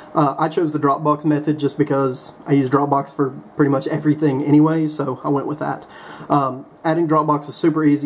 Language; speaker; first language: English; native; English